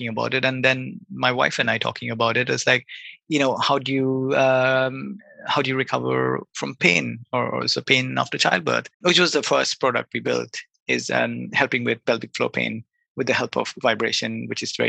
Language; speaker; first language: English; non-native, local second language; Bangla